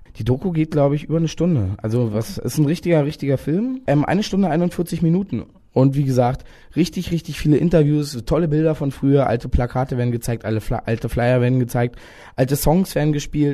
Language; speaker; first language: German; native; German